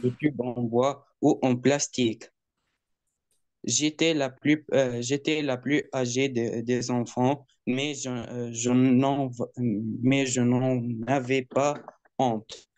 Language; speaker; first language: French; non-native, learner; Arabic